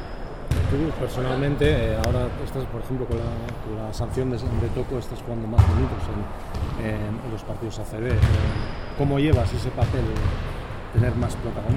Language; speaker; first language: Spanish; native; Spanish